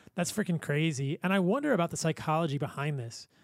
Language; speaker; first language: English; native; English